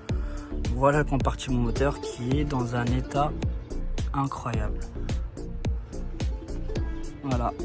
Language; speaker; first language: French; native; French